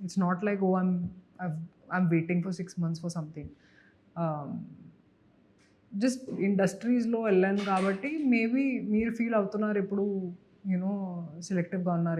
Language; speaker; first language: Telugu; non-native, local second language; Hindi